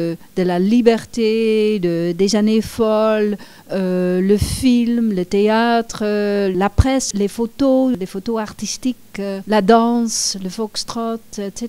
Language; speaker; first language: French; non-native, fluent; Dutch